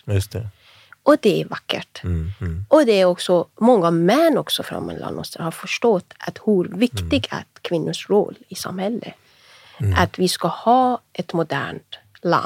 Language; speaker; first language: Swedish; non-native, fluent; Persian